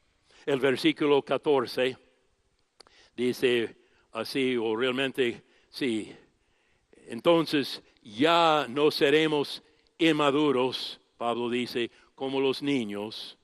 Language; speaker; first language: Spanish; non-native, fluent; English